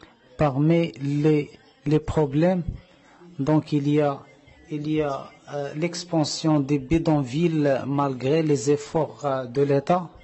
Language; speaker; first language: French; non-native, learner; Arabic